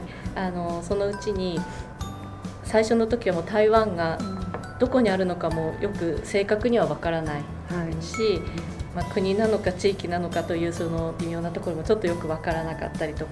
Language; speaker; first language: Japanese; native; Japanese